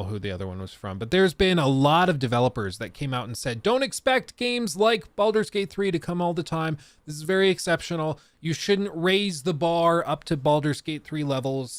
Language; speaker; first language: English; native; English